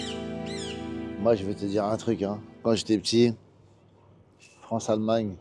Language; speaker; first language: French; native; French